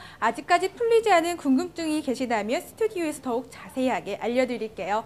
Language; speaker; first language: Korean; native; Korean